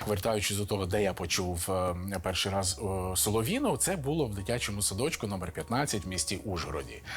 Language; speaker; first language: Ukrainian; non-native, local second language; Hungarian